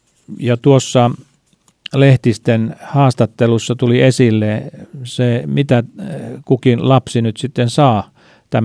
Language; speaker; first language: Finnish; native; Finnish